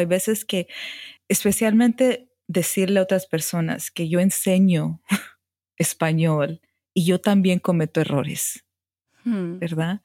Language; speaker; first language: Spanish; early bilingual, heritage; Spanish